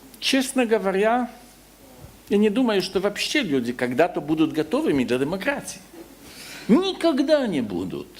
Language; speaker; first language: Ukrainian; non-native, learner; Polish